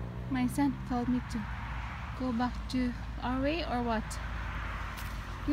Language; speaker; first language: English; non-native, local second language; Cebuano